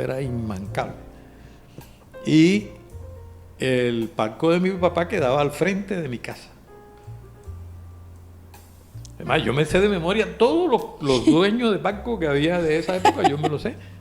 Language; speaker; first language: Spanish; native; Spanish